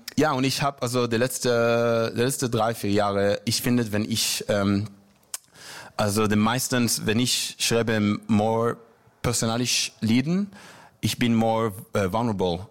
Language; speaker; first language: German; non-native, learner; Hebrew